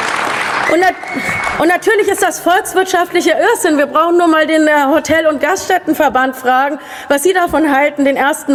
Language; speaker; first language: German; native; German